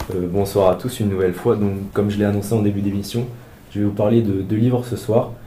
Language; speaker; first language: French; native; French